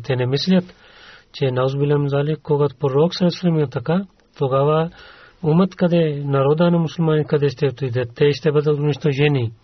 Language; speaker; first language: Bulgarian; non-native, learner; Urdu